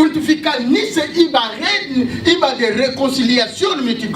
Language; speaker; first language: German; non-native, learner; French